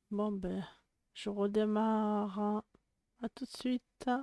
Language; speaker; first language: French; native; French